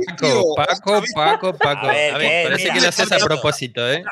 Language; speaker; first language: Spanish; non-native, fluent; French